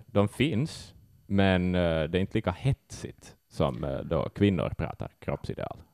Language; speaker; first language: Swedish; native; Swedish